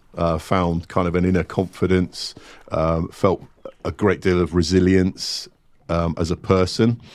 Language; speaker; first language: English; native; English